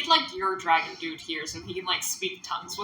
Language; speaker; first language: English; native; English